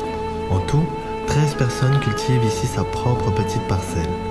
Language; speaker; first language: French; native; French